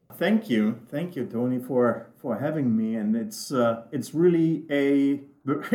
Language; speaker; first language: English; non-native, fluent; German